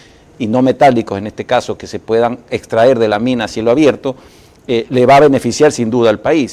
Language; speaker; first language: Spanish; native; Spanish